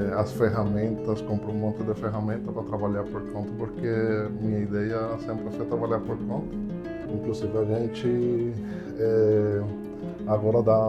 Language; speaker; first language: Portuguese; non-native, fluent; Spanish